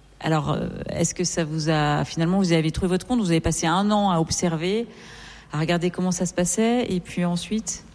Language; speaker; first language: French; native; French